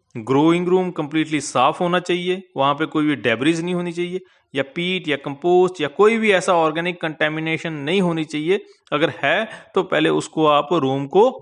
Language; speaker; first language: Hindi; non-native, local second language; Punjabi